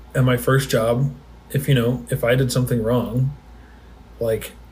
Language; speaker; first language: English; native; English